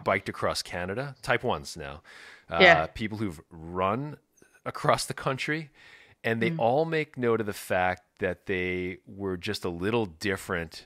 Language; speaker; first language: English; native; English